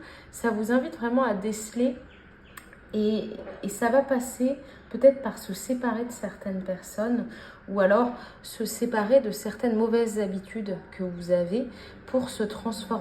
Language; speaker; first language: French; native; French